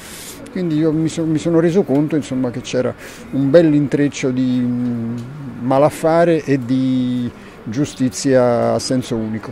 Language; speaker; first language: Italian; native; Italian